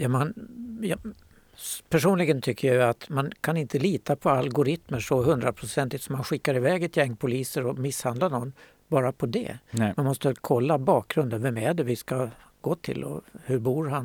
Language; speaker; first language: Swedish; native; Swedish